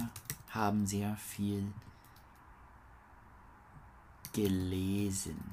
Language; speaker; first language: German; non-native, learner; English